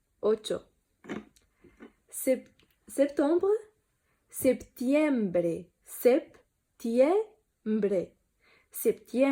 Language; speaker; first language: Spanish; non-native, learner; Arabic